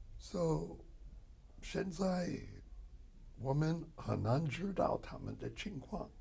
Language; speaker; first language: Chinese; non-native, fluent; English